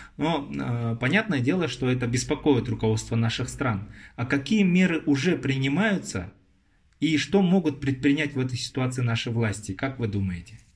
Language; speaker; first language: Russian; non-native, local second language; Kazakh